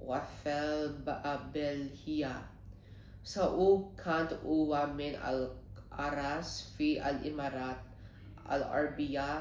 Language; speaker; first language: Arabic; non-native, learner; Filipino